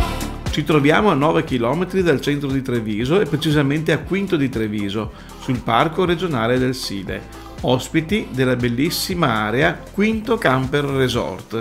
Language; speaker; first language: Italian; native; Italian